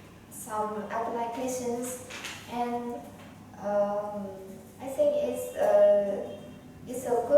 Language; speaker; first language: English; non-native, learner; Vietnamese